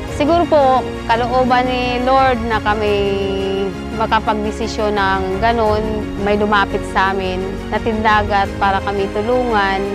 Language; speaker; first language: Filipino; native; Filipino